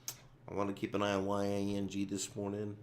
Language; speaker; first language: English; native; English